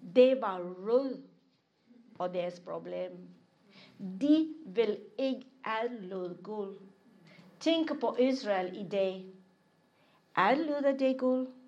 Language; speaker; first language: Danish; non-native, fluent; English